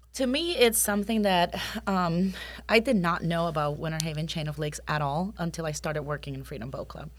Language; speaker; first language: English; non-native, fluent; Spanish